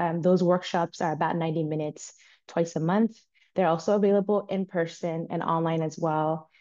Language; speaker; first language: English; native; English